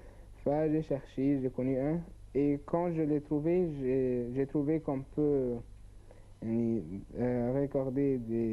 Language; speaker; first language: French; non-native, learner; Arabic